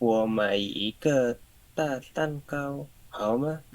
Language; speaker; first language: Chinese; non-native, learner; Indonesian